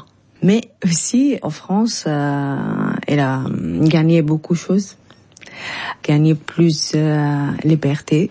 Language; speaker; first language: French; non-native, learner; Arabic